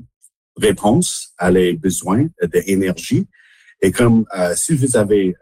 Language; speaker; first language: French; non-native, local second language; English